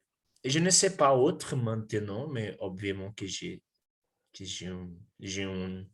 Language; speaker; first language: French; non-native, learner; Portuguese